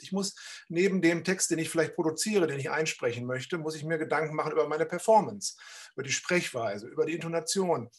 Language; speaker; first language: German; native; German